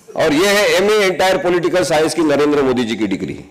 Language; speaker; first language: Hindi; non-native, local second language; Marathi